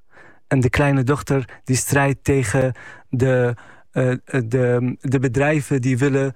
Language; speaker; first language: Dutch; non-native, fluent; Arabic